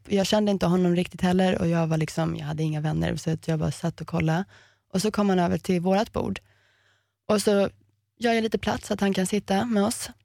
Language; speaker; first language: Swedish; early bilingual, heritage; Swedish